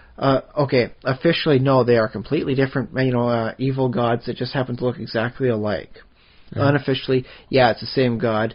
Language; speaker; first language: English; native; English